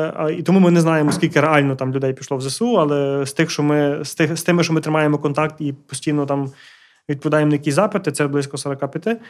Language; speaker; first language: Ukrainian; early bilingual, heritage; Ukrainian